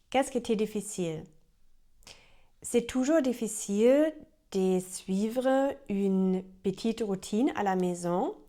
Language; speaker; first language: French; non-native, learner; German